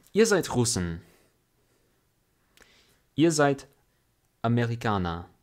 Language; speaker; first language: German; non-native, fluent; English